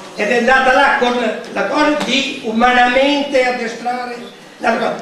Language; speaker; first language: Italian; native; Italian